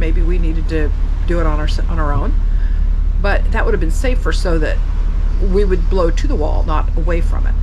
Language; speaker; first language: English; native; English